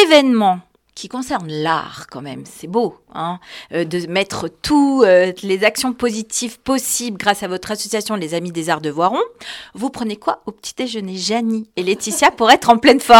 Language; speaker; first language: French; native; French